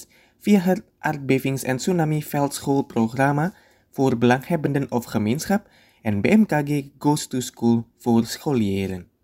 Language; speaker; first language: Dutch; non-native, fluent; Indonesian